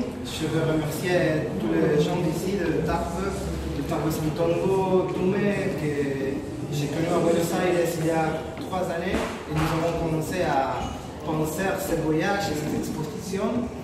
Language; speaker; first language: French; non-native, fluent; Spanish